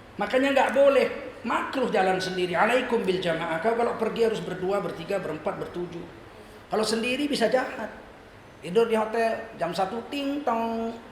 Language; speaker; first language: Indonesian; native; Indonesian